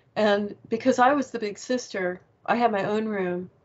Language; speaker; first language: English; native; English